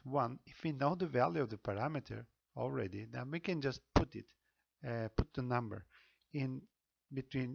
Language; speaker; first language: English; non-native, fluent; Turkish